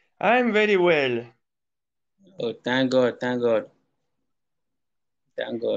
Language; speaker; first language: English; non-native, learner; Italian